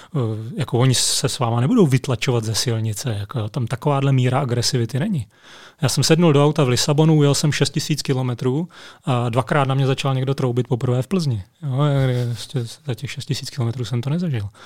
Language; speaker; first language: Czech; native; Czech